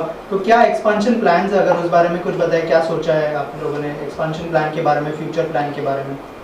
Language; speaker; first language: Hindi; native; Hindi